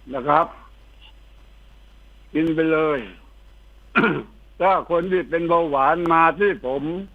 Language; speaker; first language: Thai; native; Thai